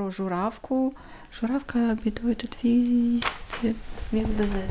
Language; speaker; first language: German; non-native, learner; Ukrainian